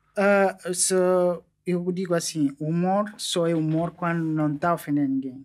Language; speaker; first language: Portuguese; non-native, local second language; Upper Guinea Crioulo